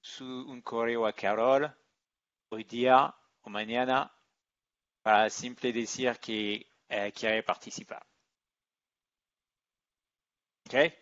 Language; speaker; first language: Spanish; non-native, learner; English